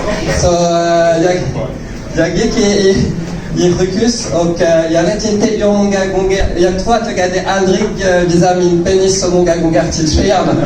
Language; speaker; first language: Swedish; non-native, learner; French